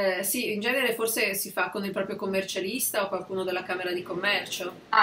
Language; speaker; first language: Italian; native; Italian